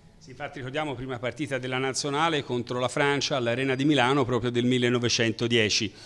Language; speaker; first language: Italian; native; Italian